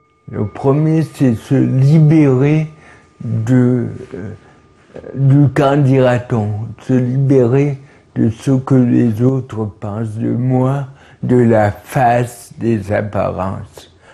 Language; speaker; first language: French; native; French